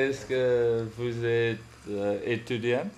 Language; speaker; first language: French; non-native, learner; English